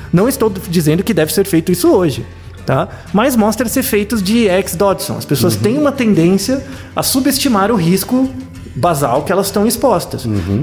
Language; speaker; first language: Portuguese; native; Portuguese